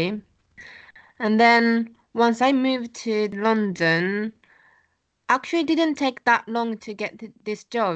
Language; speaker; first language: English; non-native, fluent; Japanese